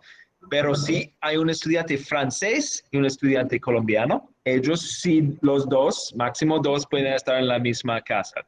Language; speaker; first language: Spanish; non-native, fluent; English